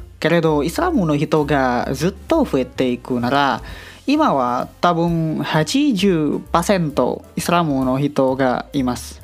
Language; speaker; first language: Japanese; non-native, learner; Indonesian